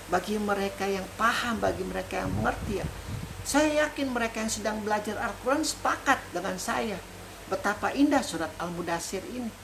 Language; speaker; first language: Indonesian; native; Indonesian